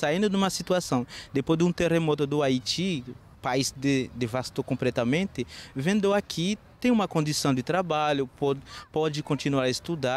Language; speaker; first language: Portuguese; non-native, learner; Haitian Creole